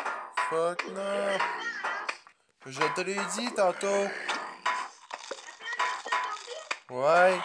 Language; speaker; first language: French; native; French